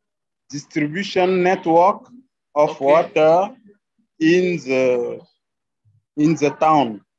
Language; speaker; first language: English; non-native, learner; French